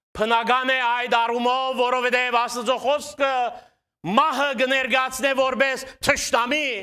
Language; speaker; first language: Armenian; native; Armenian